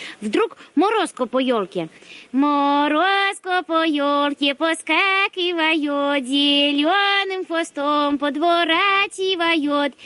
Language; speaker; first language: Russian; native; Russian